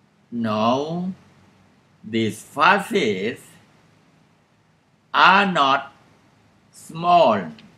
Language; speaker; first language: English; non-native, learner; Thai